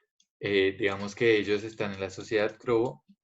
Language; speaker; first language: Spanish; native; Spanish